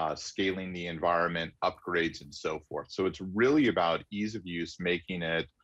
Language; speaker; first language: English; native; English